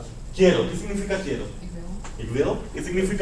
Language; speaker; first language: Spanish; non-native, fluent; Dutch